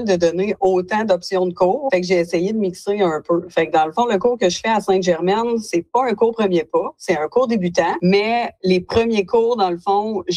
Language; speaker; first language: French; native; French